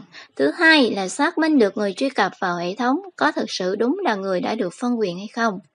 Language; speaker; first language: Vietnamese; native; Vietnamese